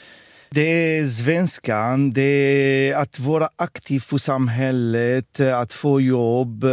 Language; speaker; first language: Swedish; non-native, fluent; Arabic